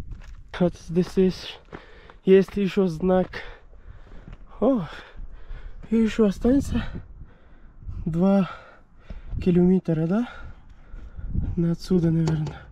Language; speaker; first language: Russian; non-native, learner; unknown